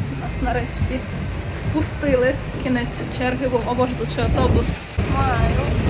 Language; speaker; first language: Ukrainian; native; Ukrainian